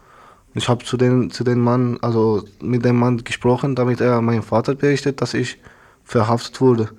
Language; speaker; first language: German; non-native, learner; Arabic